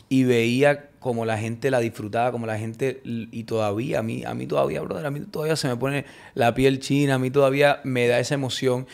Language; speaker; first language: Spanish; early bilingual, heritage; Spanish